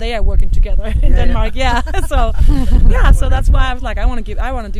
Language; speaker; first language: English; non-native, fluent; Danish